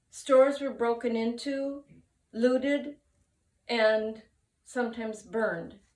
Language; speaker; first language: English; native; English